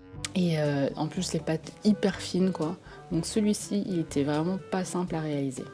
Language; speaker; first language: French; native; French